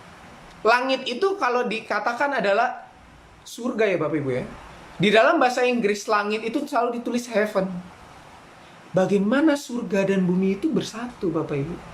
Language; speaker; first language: Indonesian; native; Indonesian